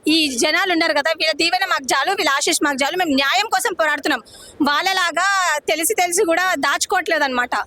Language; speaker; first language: Telugu; non-native, local second language; Lambadi